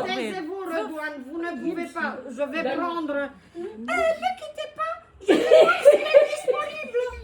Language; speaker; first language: French; non-native, fluent; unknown